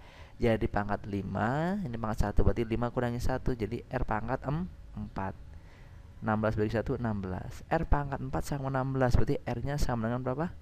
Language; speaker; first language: Indonesian; native; Indonesian